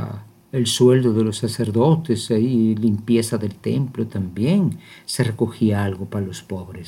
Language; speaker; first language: Spanish; native; Spanish